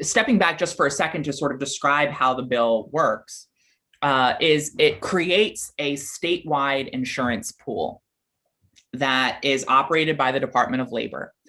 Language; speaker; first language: English; native; English